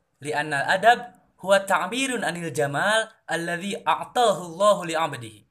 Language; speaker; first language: Arabic; non-native, learner; Indonesian